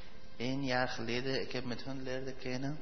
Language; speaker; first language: Dutch; non-native, learner; Persian